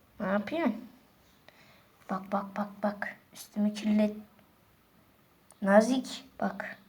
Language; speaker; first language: Turkish; native; Turkish